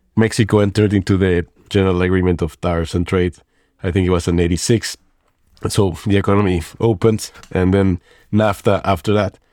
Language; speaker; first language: English; non-native, fluent; Spanish